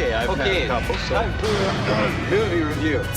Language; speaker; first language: English; native; English